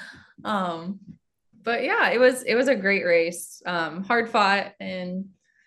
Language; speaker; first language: English; native; English